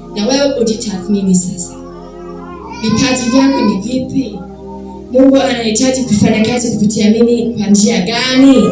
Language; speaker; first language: Swahili; non-native, fluent; German